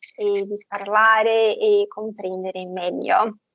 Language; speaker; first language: Italian; non-native, fluent; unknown